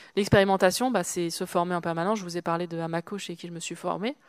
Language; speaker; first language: French; native; French